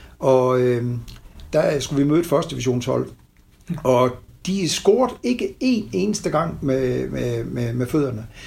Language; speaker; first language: Danish; native; Danish